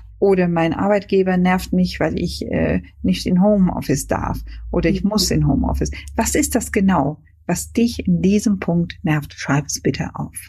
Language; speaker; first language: German; non-native, fluent; Hungarian